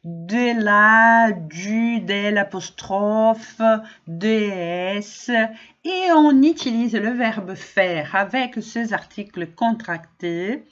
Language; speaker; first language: French; non-native, fluent; Portuguese